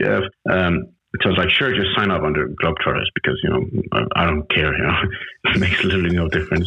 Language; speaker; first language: English; non-native, fluent; Danish